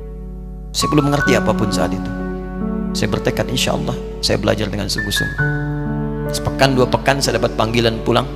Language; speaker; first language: Indonesian; native; Indonesian